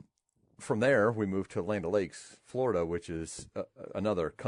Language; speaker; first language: English; native; English